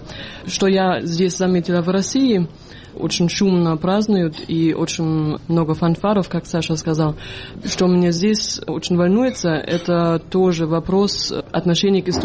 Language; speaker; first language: Russian; non-native, fluent; German